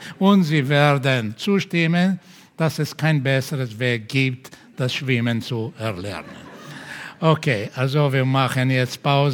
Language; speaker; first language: German; non-native, fluent; Portuguese